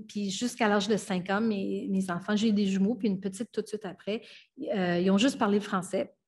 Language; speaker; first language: French; non-native, local second language; English